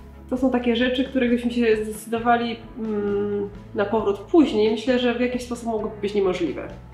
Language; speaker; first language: Polish; native; Polish